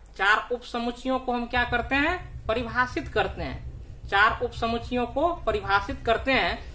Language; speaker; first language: Hindi; native; Hindi